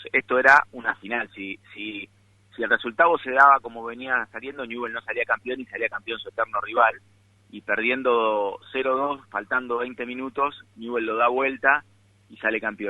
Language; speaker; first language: Spanish; native; Spanish